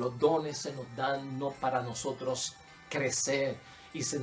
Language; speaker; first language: Spanish; native; Spanish